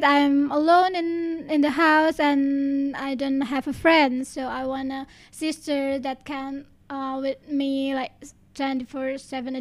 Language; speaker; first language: English; non-native, learner; Indonesian